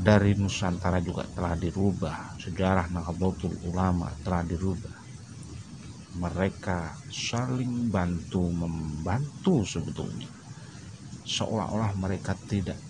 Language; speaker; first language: Indonesian; native; Indonesian